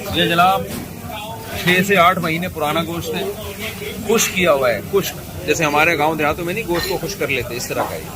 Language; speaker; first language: Urdu; native; Urdu